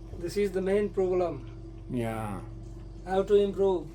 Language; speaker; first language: English; non-native, learner; Nepali